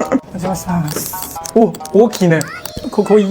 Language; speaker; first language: Japanese; non-native, learner; Chinese